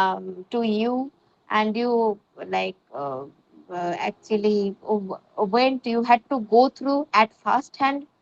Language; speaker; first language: English; non-native, fluent; Bangla